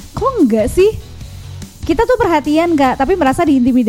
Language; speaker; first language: Indonesian; native; Indonesian